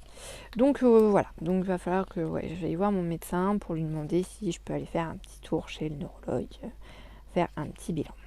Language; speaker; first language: French; native; French